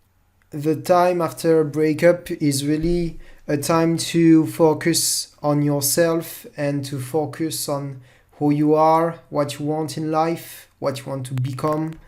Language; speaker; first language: English; non-native, fluent; French